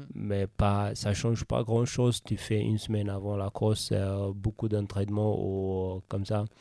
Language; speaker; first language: French; non-native, fluent; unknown